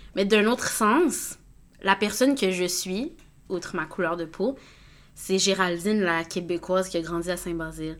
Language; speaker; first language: French; native; French